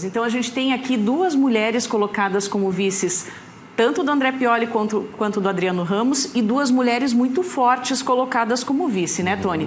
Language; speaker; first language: Portuguese; native; Portuguese